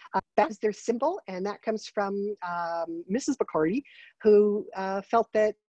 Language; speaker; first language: English; native; English